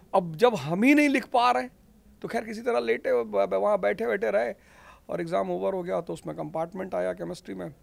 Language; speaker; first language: Hindi; native; Hindi